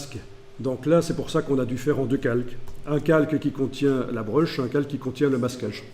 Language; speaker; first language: French; native; French